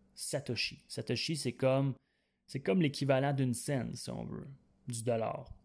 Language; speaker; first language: French; native; French